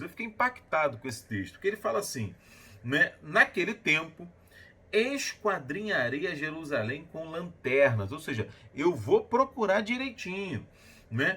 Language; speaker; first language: Portuguese; native; Portuguese